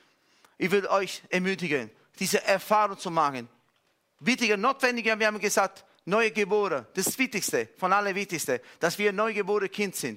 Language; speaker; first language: German; non-native, fluent; Italian